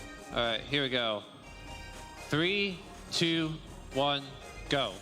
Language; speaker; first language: English; native; English